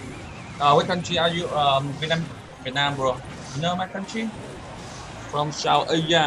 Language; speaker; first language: English; non-native, learner; Vietnamese